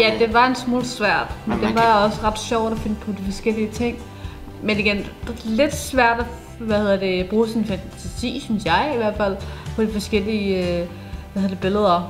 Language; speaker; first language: Danish; native; Danish